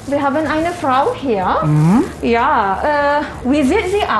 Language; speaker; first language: German; non-native, fluent; Malay